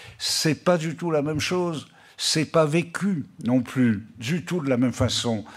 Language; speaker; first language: French; native; French